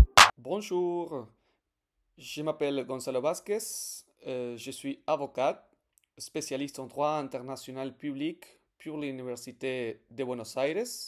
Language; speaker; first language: French; non-native, fluent; Spanish